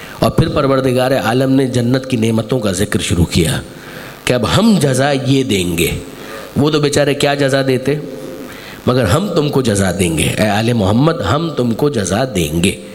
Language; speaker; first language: Urdu; non-native, local second language; Gujarati